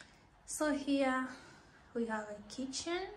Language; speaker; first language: English; non-native, local second language; Swahili